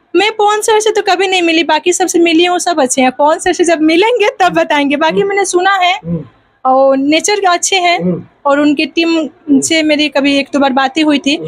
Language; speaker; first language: Hindi; non-native, local second language; Bhojpuri